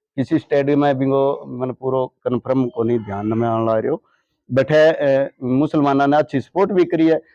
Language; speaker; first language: Hindi; native; Hindi